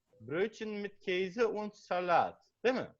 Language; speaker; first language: German; non-native, fluent; Turkish